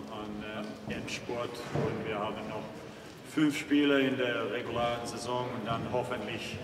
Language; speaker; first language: German; non-native, fluent; Finnish